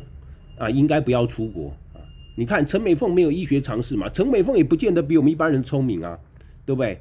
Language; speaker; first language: Chinese; native; Chinese